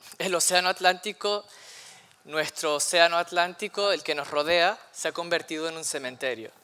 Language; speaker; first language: Spanish; native; Spanish